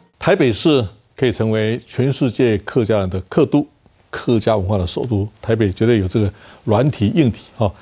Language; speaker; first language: Chinese; native; Chinese